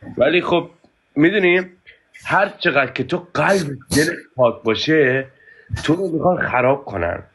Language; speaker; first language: Persian; native; Persian